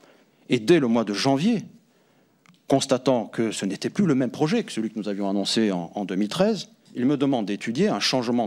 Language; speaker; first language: French; native; French